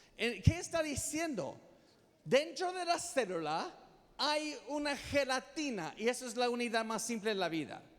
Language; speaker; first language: Spanish; non-native, fluent; English